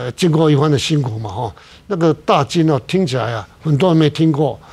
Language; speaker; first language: Chinese; native; Chinese